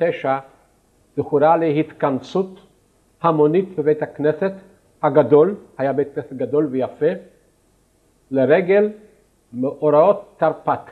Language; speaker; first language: Hebrew; non-native, fluent; Yiddish